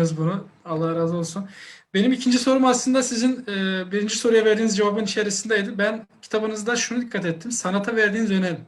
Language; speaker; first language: Turkish; native; Turkish